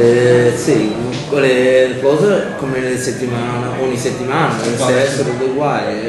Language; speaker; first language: Italian; non-native, learner; English